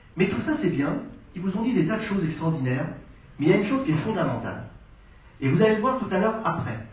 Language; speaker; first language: French; native; French